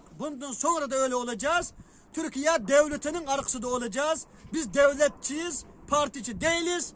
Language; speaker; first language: Turkish; non-native, learner; Uyghur